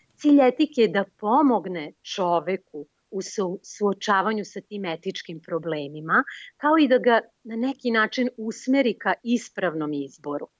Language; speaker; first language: Serbian; native; Serbian